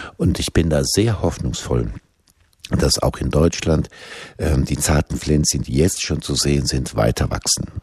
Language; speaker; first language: German; native; German